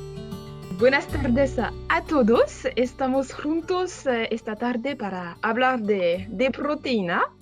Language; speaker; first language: Spanish; non-native, fluent; French